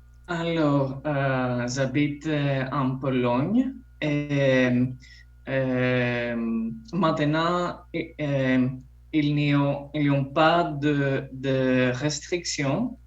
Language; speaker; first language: French; non-native, fluent; Polish